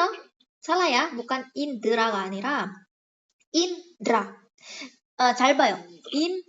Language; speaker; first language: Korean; non-native, fluent; Indonesian